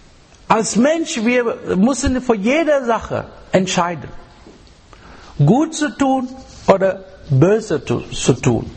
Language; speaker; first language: German; non-native, fluent; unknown